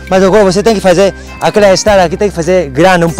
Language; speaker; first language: Portuguese; non-native, learner; Vietnamese